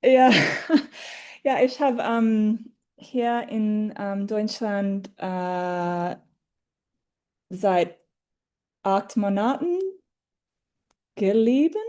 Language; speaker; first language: German; non-native, learner; English